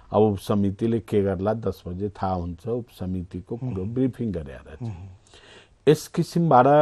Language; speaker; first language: Nepali; non-native, local second language; Maithili